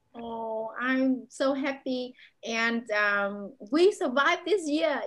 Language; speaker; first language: English; non-native, fluent; Vietnamese